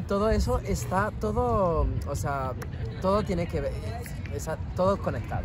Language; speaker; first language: Spanish; non-native, fluent; French